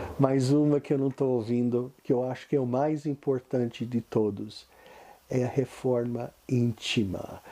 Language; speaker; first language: Portuguese; non-native, fluent; English